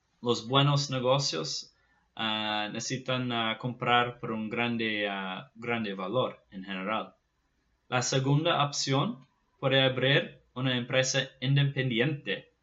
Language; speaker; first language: Spanish; non-native, fluent; Portuguese